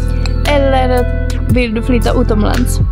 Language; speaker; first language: Swedish; early bilingual, other home language; Greek